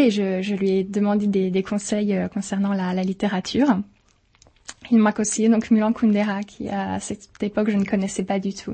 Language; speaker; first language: French; native; French